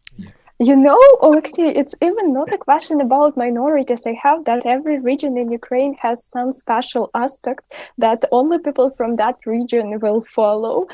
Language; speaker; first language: English; non-native, fluent; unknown